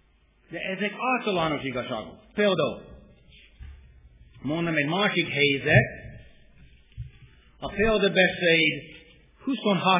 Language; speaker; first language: Hungarian; non-native, fluent; English